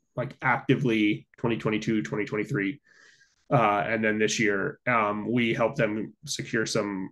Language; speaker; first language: English; native; English